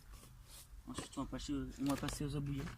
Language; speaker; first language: French; native; French